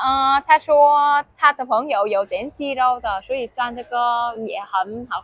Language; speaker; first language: Chinese; non-native, fluent; Vietnamese